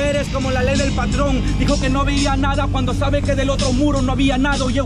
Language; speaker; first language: Spanish; native; Spanish